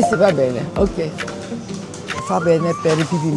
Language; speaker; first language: Italian; non-native, fluent; Korean